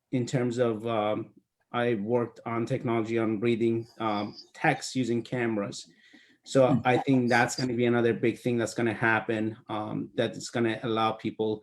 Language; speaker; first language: English; non-native, fluent; Persian